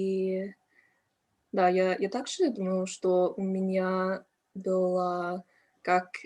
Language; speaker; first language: Russian; non-native, learner; English